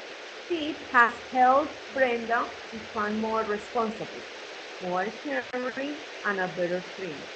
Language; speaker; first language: English; non-native, fluent; Spanish